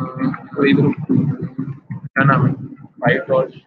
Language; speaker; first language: Hindi; native; Hindi